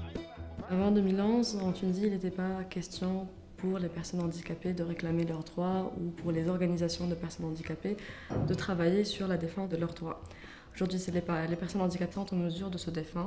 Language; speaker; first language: French; non-native, local second language; Arabic